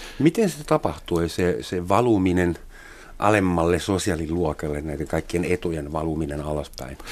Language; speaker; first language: Finnish; non-native, fluent; German